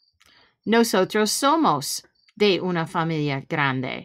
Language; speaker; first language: Spanish; non-native, fluent; English